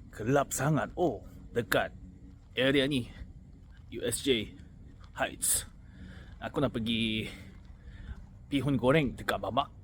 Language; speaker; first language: Malay; non-native, learner; Korean